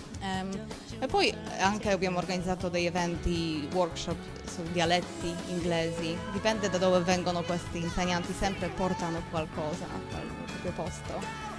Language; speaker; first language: Italian; non-native, fluent; Polish